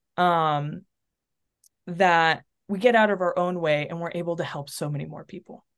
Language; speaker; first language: English; early bilingual, other home language; Spanish